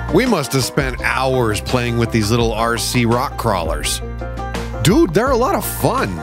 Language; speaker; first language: English; native; English